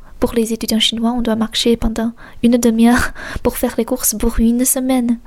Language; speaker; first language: French; non-native, fluent; Chinese